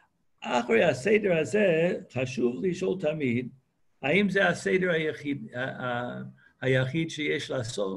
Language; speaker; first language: Hebrew; non-native, fluent; English